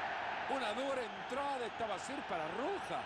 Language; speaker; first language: Spanish; native; Spanish